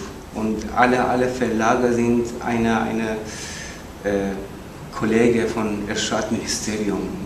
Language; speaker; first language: German; non-native, learner; Persian